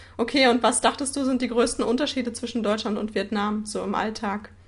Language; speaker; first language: German; native; German